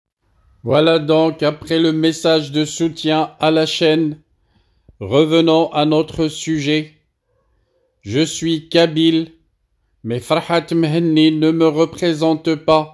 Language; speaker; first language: French; non-native, local second language; Arabic